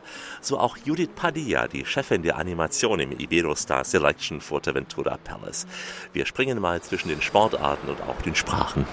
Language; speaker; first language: German; native; German